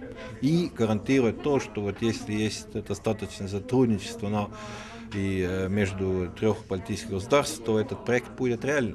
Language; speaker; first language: Russian; non-native, fluent; Estonian